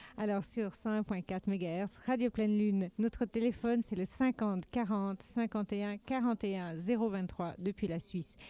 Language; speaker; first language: French; native; French